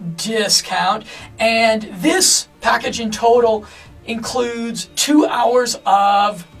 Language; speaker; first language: English; native; English